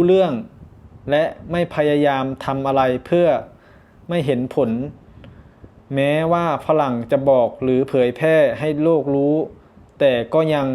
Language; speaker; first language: Thai; non-native, local second language; Northeastern Thai